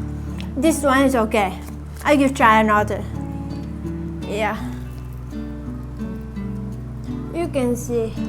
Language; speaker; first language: English; non-native, learner; Vietnamese